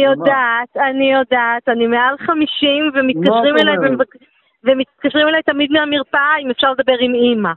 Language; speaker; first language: Hebrew; native; Hebrew